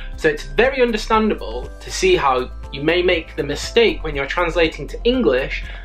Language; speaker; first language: English; native; English